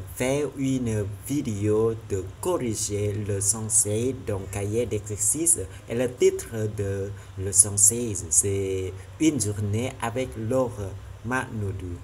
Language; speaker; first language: French; non-native, learner; Vietnamese